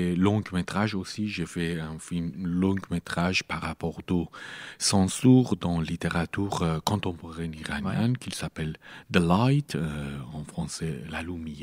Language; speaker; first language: French; non-native, learner; Persian